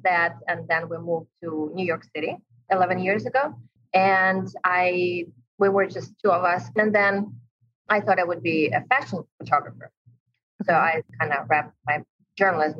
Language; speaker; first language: English; non-native, fluent; Ukrainian